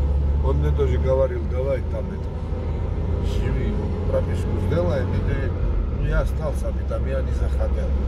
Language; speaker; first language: Russian; non-native, local second language; Georgian